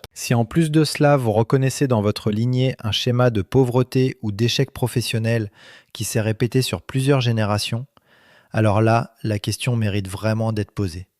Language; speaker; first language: French; native; French